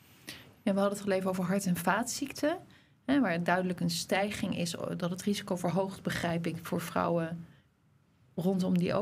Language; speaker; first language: Dutch; native; Dutch